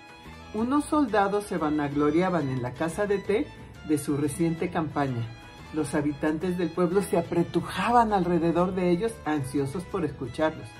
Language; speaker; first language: Spanish; native; Spanish